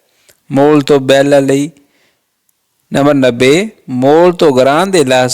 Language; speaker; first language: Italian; non-native, fluent; Urdu